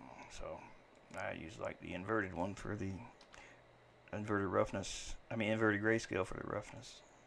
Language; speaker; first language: English; native; English